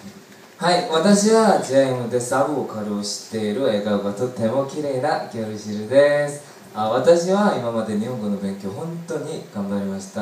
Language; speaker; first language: Japanese; non-native, learner; Korean